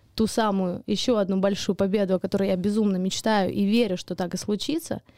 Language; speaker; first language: Russian; early bilingual, heritage; Russian